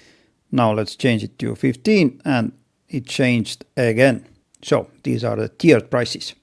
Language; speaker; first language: English; non-native, fluent; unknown